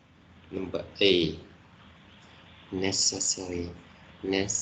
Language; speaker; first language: English; non-native, learner; Vietnamese